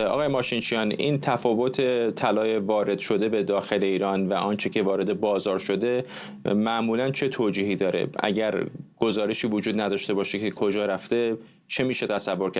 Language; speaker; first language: Persian; native; Persian